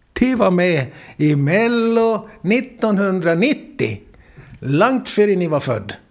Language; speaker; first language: Swedish; native; Swedish